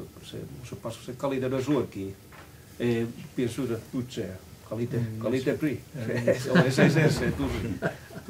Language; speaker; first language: French; non-native, learner; Finnish